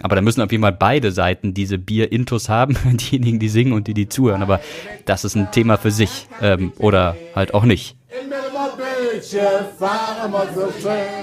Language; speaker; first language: German; native; German